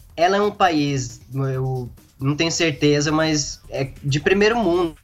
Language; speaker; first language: Portuguese; non-native, fluent; Arabic